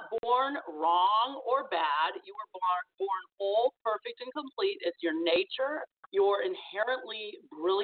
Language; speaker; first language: English; native; English